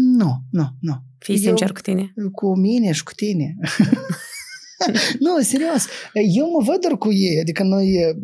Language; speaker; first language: Romanian; native; Romanian